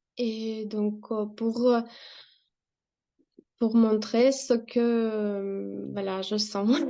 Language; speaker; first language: French; non-native, fluent; Russian